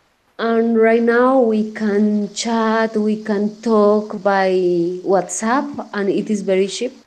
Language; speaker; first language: English; non-native, learner; Spanish